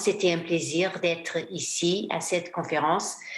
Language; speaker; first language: French; non-native, fluent; Portuguese